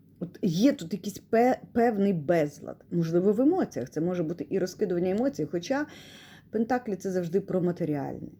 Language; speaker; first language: Ukrainian; non-native, local second language; Russian